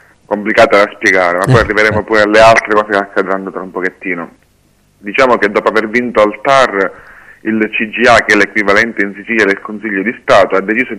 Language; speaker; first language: Italian; native; Italian